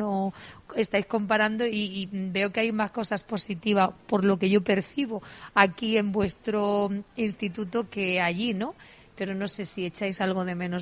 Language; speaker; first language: Spanish; native; Spanish